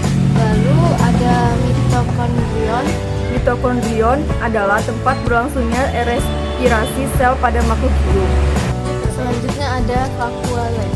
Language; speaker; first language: Indonesian; native; Indonesian